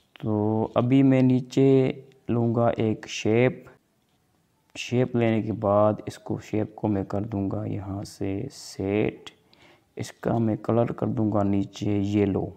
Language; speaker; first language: Urdu; non-native, local second language; Sindhi